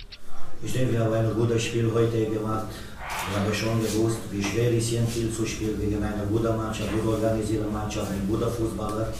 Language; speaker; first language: German; non-native, learner; Romanian